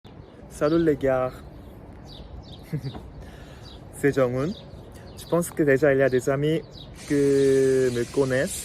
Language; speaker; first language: French; non-native, fluent; Korean